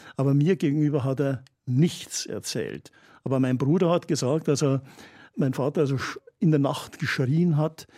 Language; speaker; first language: German; native; German